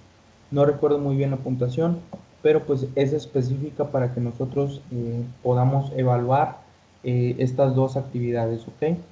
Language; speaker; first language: Spanish; native; Spanish